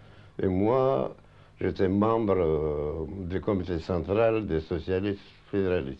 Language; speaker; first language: French; non-native, fluent; Russian